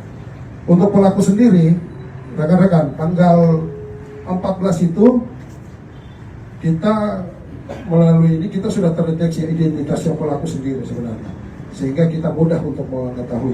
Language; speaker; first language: Indonesian; native; Indonesian